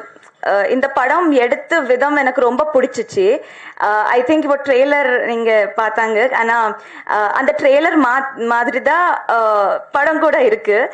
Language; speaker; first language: Tamil; non-native, learner; Telugu